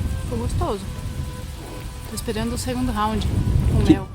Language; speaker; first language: Portuguese; native; Portuguese